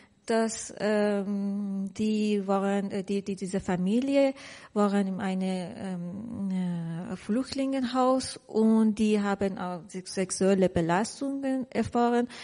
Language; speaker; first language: German; non-native, learner; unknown